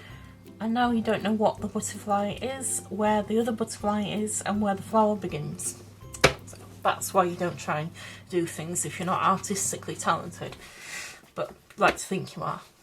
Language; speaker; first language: English; native; English